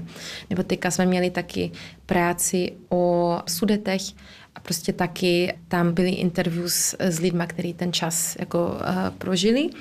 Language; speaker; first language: Czech; early bilingual, heritage; Czech